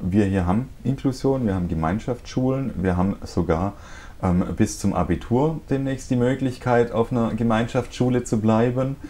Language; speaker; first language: German; native; German